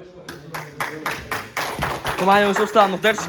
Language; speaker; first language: Dutch; native; Dutch